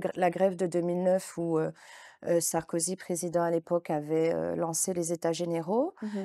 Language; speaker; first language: French; native; French